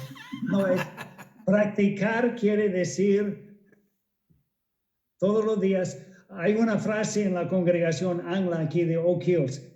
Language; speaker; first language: Spanish; non-native, fluent; English